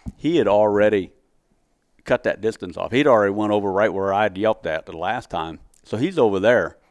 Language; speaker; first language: English; native; English